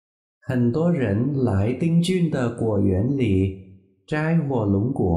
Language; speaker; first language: Chinese; non-native, fluent; Vietnamese